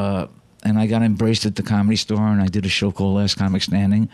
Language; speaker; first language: English; native; English